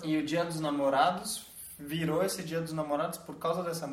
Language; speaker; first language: Portuguese; native; Portuguese